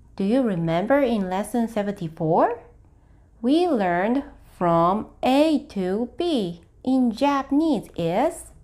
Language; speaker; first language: English; non-native, fluent; Japanese